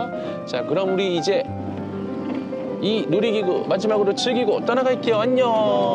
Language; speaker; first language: Korean; native; Korean